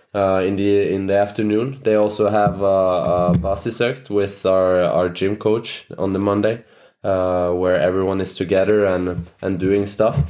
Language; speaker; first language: English; non-native, fluent; Norwegian